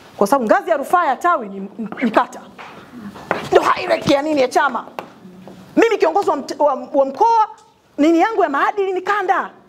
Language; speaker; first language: Swahili; native; Swahili